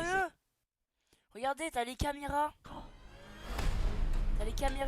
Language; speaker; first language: French; native; French